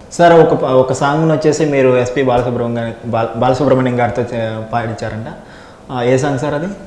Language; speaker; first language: Telugu; native; Telugu